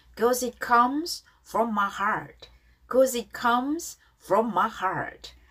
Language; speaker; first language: English; non-native, fluent; Korean